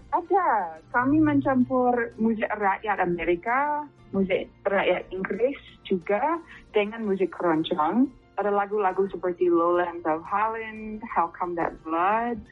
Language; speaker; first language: Indonesian; non-native, fluent; English